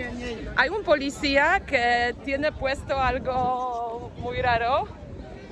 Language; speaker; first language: Spanish; non-native, fluent; Polish